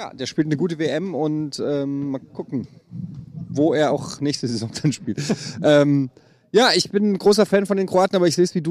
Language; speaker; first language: German; native; German